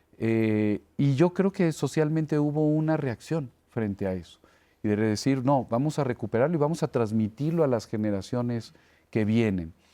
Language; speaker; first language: Spanish; native; Spanish